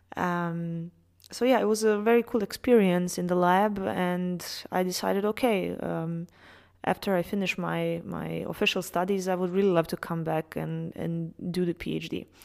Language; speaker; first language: English; non-native, fluent; Serbian